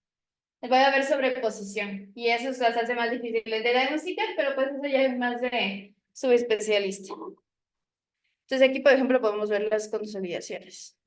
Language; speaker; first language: Spanish; native; Spanish